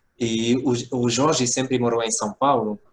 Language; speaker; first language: Portuguese; non-native, fluent; Hungarian